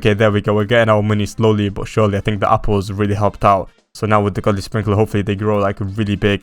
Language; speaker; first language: English; native; English